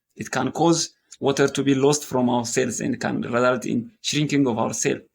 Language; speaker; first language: English; non-native, local second language; Amharic